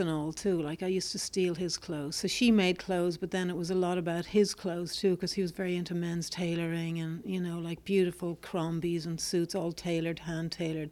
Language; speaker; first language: English; native; English